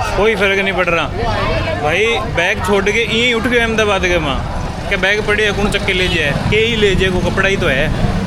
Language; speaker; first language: Hindi; native; Hindi